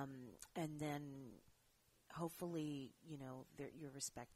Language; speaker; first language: English; native; English